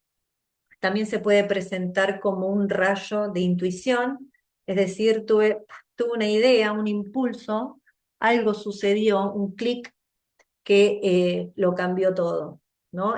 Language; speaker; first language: Spanish; native; Spanish